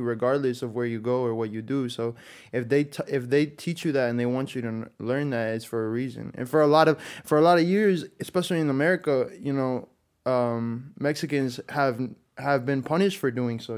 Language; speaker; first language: English; early bilingual, other home language; Spanish